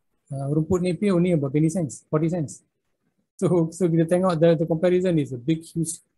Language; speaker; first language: English; non-native, local second language; Malay